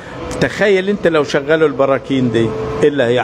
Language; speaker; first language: Arabic; native; Arabic